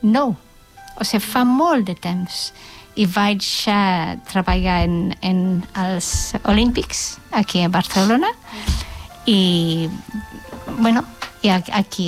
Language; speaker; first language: Catalan; non-native, fluent; English